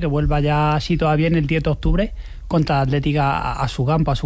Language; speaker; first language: Spanish; native; Spanish